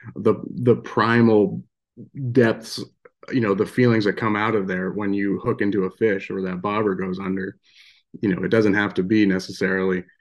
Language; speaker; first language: English; native; English